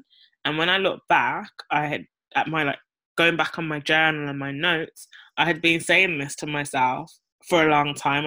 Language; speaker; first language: English; native; English